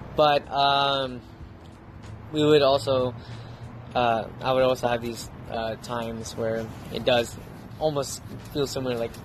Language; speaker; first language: English; early bilingual, other home language; Spanish